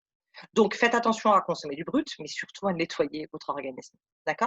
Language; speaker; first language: French; native; French